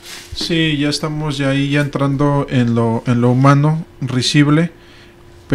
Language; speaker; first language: Spanish; native; Spanish